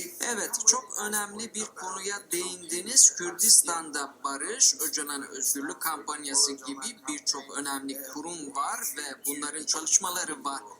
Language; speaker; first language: Turkish; native; Turkish